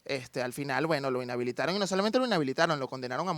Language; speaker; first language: Spanish; native; Spanish